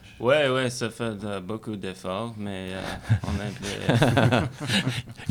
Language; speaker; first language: French; non-native, learner; English